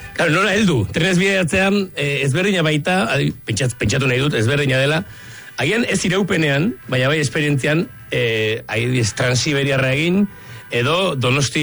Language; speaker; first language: Basque; native; Basque